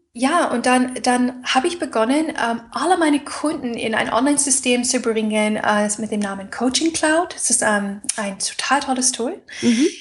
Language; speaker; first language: German; non-native, fluent; English